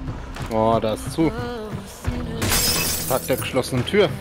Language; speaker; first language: German; native; German